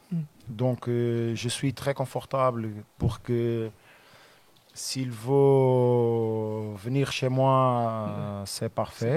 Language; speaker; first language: French; non-native, learner; Portuguese